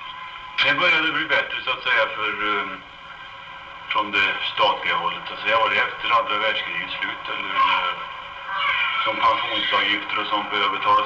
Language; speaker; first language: Swedish; native; Swedish